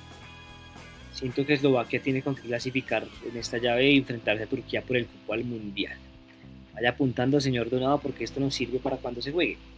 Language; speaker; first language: Spanish; native; Spanish